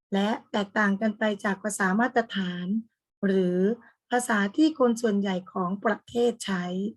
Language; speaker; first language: Thai; native; Thai